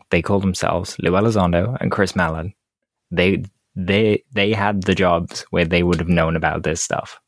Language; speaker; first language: English; native; English